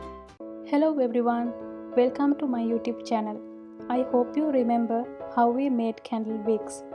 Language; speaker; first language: English; non-native, fluent; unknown